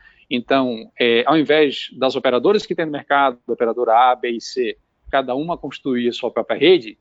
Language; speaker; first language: Portuguese; native; Portuguese